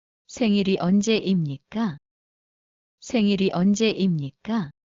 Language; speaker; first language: Korean; non-native, learner; Bangla